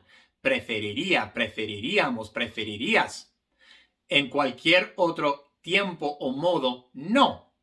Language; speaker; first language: Spanish; non-native, fluent; English